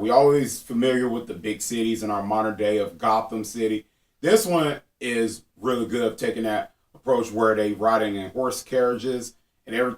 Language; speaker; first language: English; native; English